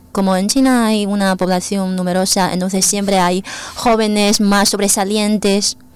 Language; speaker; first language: Spanish; non-native, fluent; Chinese